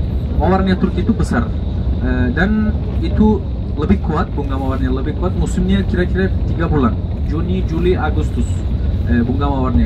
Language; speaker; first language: Indonesian; non-native, fluent; Turkish